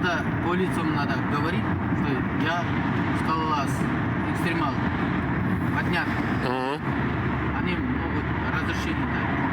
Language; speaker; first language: Russian; non-native, local second language; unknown